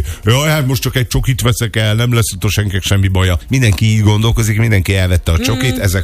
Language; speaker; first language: Hungarian; native; Hungarian